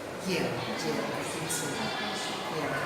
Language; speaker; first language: English; non-native, fluent; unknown